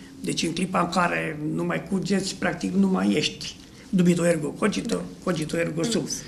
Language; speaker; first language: Romanian; native; Romanian